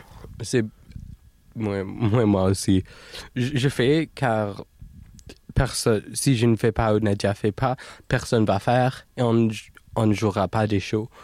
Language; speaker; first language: French; non-native, local second language; English